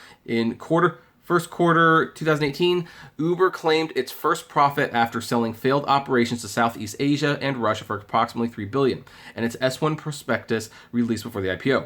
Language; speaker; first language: English; native; English